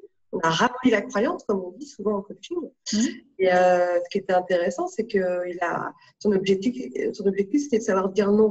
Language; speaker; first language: French; native; French